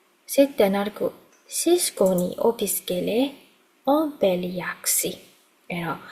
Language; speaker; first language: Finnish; non-native, fluent; Burmese